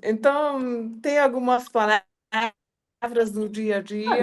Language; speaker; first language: Portuguese; non-native, fluent; Hungarian